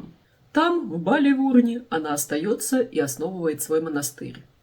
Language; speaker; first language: Russian; native; Russian